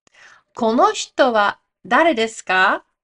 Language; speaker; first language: Japanese; non-native, fluent; English